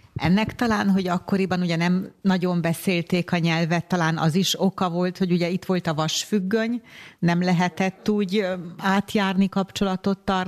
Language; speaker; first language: Hungarian; native; Hungarian